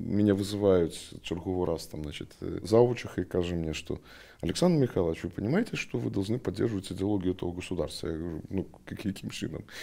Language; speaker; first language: Russian; non-native, local second language; Belarusian